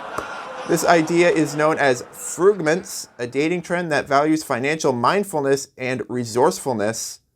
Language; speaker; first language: English; native; English